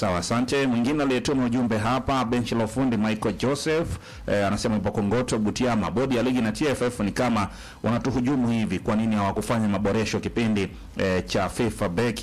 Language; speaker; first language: Swahili; native; Swahili